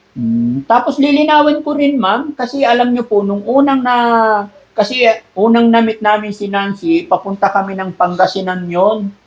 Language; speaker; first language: Filipino; native; Filipino